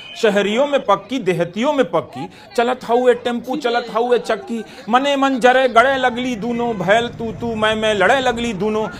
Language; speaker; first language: Hindi; non-native, local second language; Bhojpuri